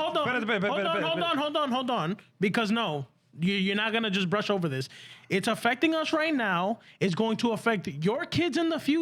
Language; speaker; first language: English; early bilingual, other home language; Spanish